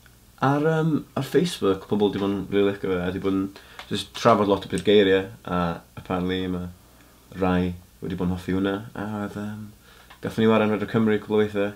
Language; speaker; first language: Welsh; native; Welsh